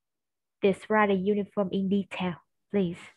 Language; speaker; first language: English; non-native, fluent; Vietnamese